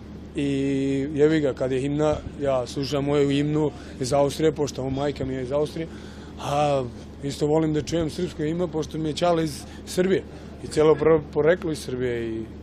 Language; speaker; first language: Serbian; early bilingual, heritage; German